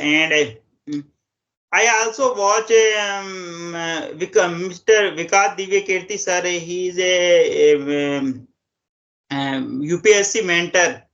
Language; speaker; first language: English; non-native, local second language; Hindi